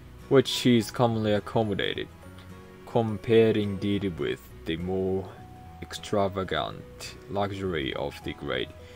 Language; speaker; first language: English; non-native, fluent; Japanese